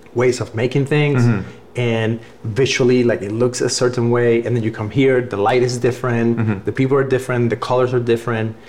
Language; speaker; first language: English; non-native, fluent; Spanish